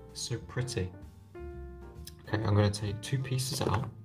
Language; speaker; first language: English; native; English